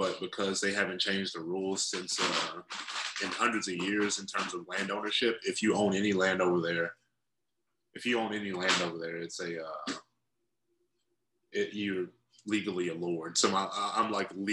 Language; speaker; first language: English; native; English